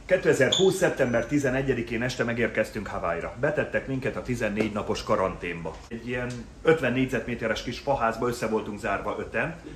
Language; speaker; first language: Hungarian; native; Hungarian